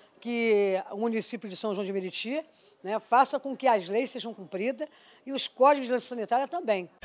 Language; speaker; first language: Portuguese; native; Portuguese